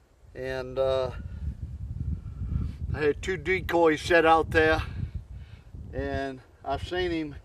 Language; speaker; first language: English; native; English